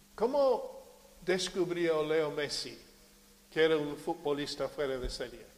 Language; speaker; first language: Spanish; non-native, fluent; English